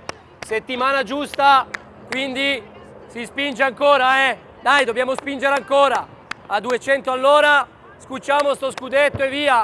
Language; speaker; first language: Italian; native; Italian